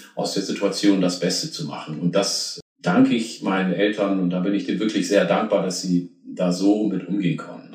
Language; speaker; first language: German; early bilingual, other home language; Oromo